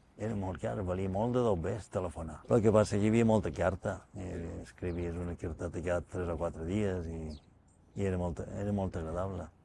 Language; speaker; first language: Catalan; native; Catalan